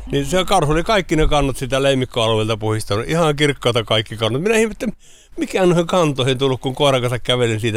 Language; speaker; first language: Finnish; native; Finnish